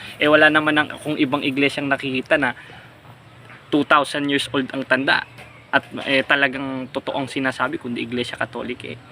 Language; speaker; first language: Filipino; native; Filipino